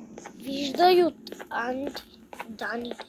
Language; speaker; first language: Bulgarian; non-native, local second language; Turkish